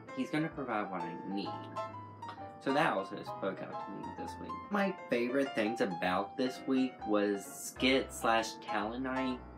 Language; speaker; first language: English; native; English